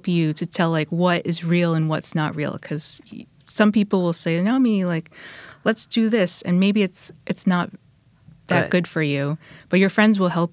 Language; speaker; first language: English; native; English